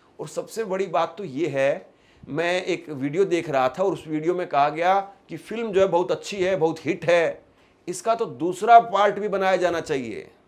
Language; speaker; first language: Hindi; native; Hindi